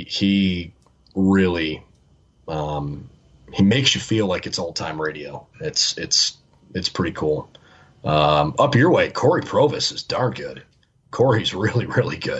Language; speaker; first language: English; native; English